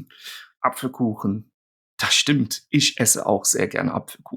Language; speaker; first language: German; non-native, fluent; English